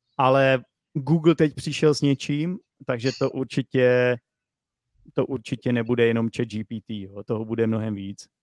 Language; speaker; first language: Czech; native; Czech